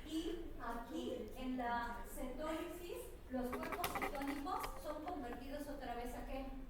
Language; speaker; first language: Spanish; native; Spanish